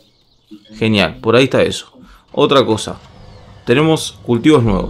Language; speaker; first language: Spanish; native; Spanish